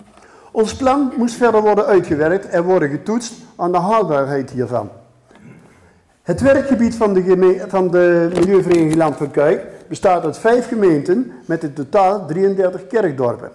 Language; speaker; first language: Dutch; native; Dutch